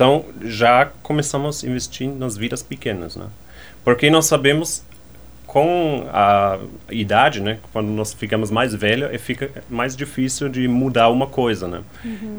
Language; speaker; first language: Portuguese; non-native, fluent; German